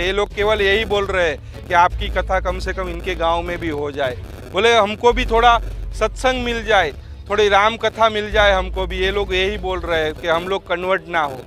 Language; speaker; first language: Hindi; native; Hindi